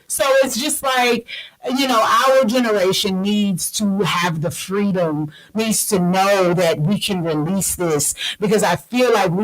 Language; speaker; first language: English; native; English